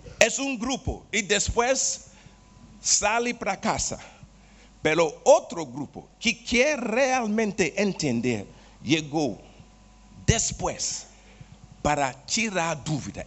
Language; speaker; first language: Spanish; non-native, learner; Portuguese